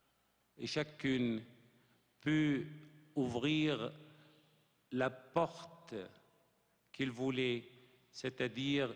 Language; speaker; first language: French; non-native, fluent; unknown